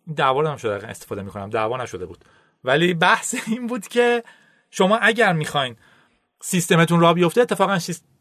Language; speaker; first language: Persian; native; Persian